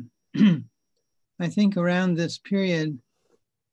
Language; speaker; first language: English; native; English